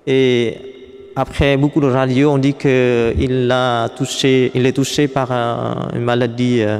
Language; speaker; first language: French; non-native, fluent; Vietnamese